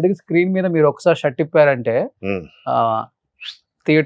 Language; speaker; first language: Telugu; native; Telugu